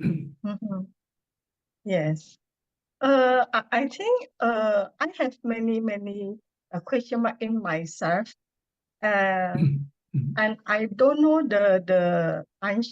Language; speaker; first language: English; non-native, learner; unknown